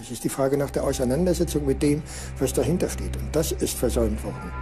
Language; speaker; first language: German; native; German